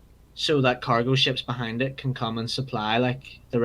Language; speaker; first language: English; native; English